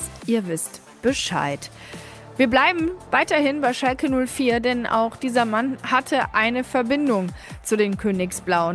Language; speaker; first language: German; native; German